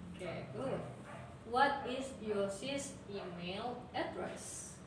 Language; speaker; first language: English; non-native, learner; Indonesian